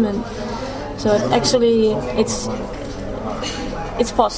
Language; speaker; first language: English; non-native, fluent; Estonian